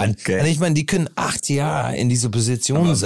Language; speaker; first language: German; non-native, fluent; English